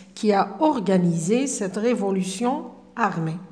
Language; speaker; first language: French; non-native, local second language; Arabic